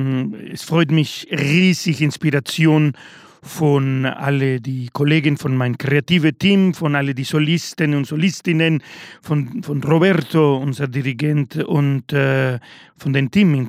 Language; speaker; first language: German; non-native, learner; Spanish